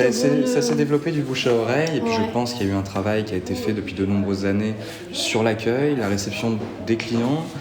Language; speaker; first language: French; native; French